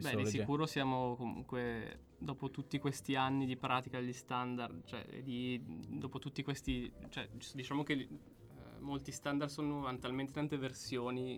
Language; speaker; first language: Italian; native; Italian